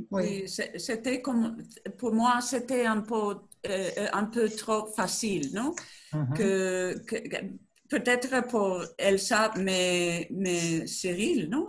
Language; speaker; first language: French; non-native, learner; Spanish